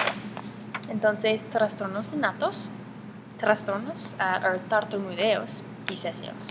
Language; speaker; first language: Spanish; non-native, learner; English